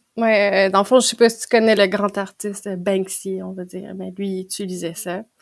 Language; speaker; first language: French; native; French